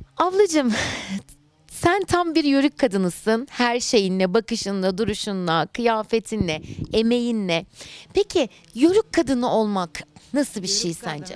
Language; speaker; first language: Turkish; native; Turkish